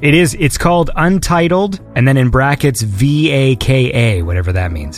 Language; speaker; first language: English; native; English